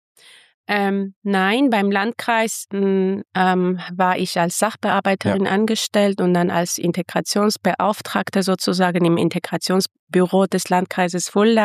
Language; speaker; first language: German; non-native, fluent; Armenian